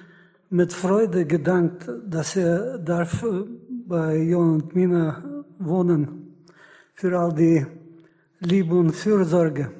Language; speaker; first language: German; non-native, fluent; Russian